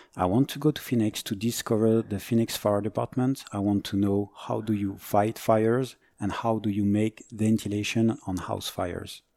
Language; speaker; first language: English; non-native, fluent; French